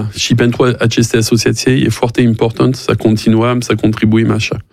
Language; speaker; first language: Romanian; non-native, learner; French